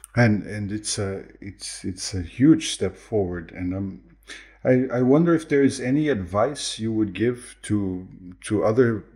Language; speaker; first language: English; non-native, fluent; Portuguese